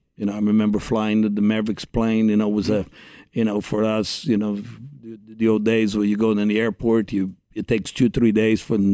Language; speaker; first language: English; non-native, fluent; Portuguese